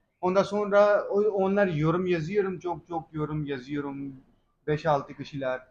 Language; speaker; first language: Turkish; non-native, learner; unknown